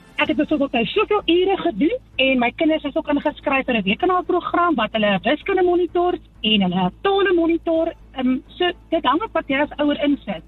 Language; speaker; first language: Afrikaans; native; Afrikaans